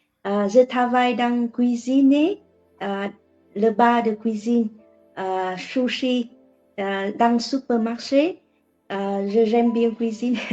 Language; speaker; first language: French; non-native, learner; Vietnamese